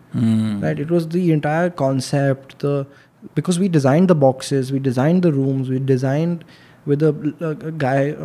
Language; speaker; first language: English; non-native, local second language; Hindi